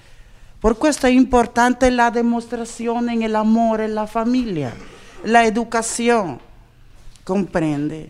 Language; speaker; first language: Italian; non-native, learner; Spanish